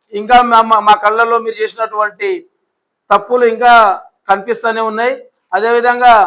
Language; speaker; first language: Telugu; non-native, local second language; Lambadi